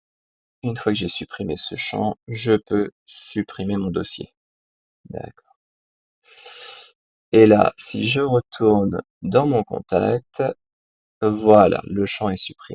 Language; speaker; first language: French; native; French